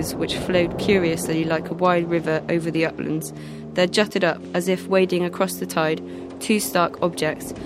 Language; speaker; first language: English; native; English